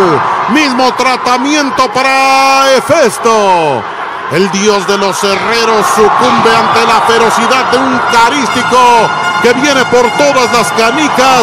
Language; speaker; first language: Spanish; native; Spanish